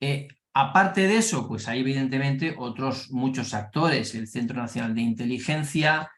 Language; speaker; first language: Spanish; native; Spanish